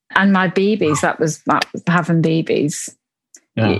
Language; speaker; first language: English; native; English